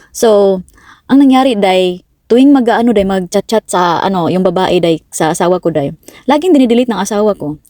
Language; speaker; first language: Filipino; non-native, local second language; Cebuano